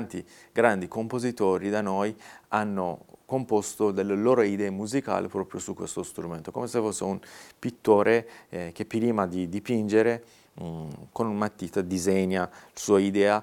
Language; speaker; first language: Italian; non-native, fluent; Persian